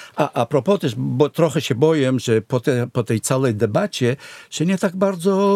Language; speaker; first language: Polish; non-native, fluent; Hebrew